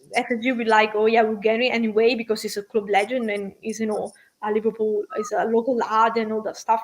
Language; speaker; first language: English; non-native, fluent; Italian